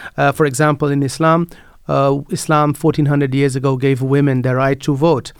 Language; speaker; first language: English; non-native, fluent; Dutch